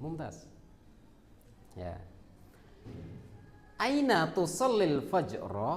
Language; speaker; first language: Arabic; non-native, fluent; Indonesian